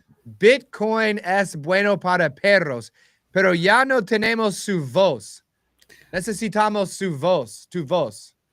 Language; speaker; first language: Spanish; non-native, learner; English